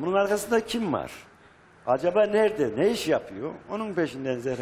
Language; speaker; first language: Turkish; native; Turkish